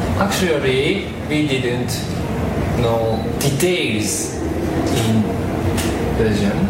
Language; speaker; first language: English; non-native, learner; Japanese